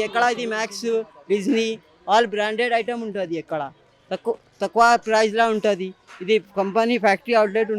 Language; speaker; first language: Telugu; non-native, local second language; Urdu